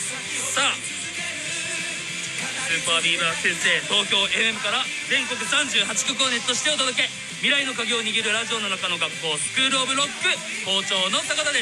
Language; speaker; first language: Japanese; native; Japanese